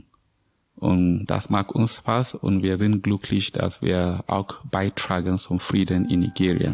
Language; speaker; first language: German; non-native, learner; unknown